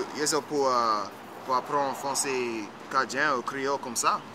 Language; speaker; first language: French; non-native, fluent; English